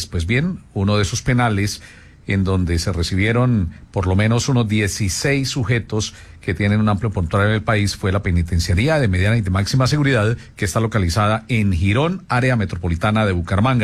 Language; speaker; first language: Spanish; native; Spanish